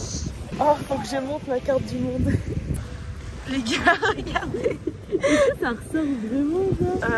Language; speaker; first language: French; native; French